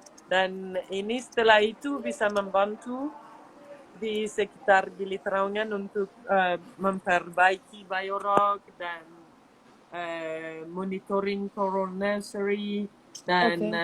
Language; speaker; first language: Indonesian; non-native, fluent; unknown